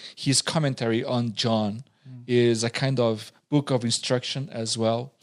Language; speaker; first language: English; non-native, fluent; Portuguese